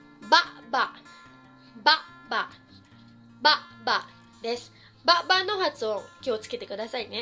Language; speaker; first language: Japanese; non-native, fluent; Filipino